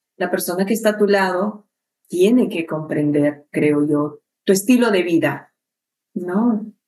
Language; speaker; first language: Spanish; native; Spanish